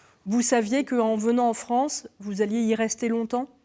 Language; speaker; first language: French; native; French